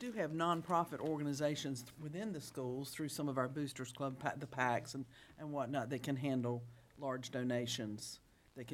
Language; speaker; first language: English; native; English